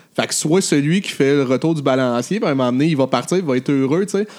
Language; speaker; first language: French; native; French